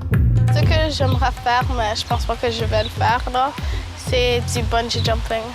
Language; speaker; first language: French; early bilingual, other home language; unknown